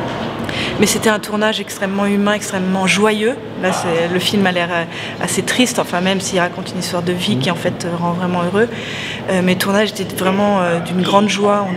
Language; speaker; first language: French; native; French